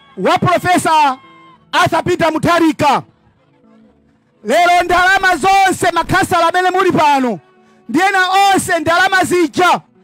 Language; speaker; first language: Nyanja; native; Nyanja